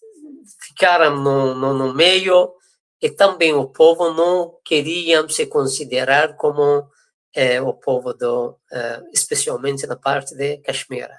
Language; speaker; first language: Portuguese; non-native, fluent; Persian